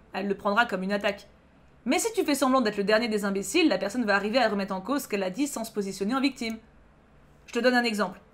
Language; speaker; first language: French; native; French